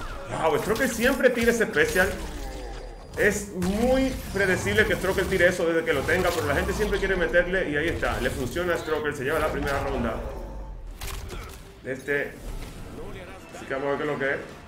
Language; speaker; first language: Spanish; native; Spanish